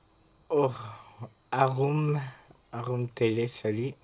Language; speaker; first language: French; native; French